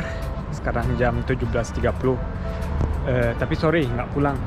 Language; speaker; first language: Indonesian; early bilingual, heritage; German